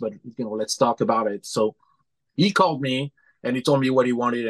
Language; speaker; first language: English; non-native, fluent; French